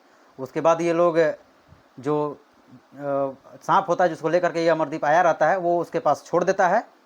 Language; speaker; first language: Hindi; native; Hindi